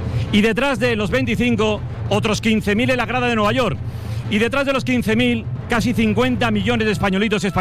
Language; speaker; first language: Spanish; native; Spanish